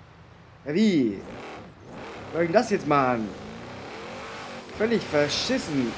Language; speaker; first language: German; native; German